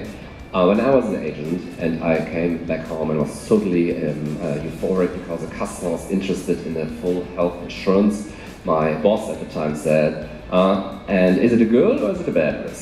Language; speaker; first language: English; non-native, fluent; German